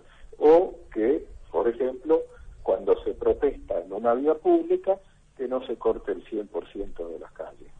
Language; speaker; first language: Spanish; native; Spanish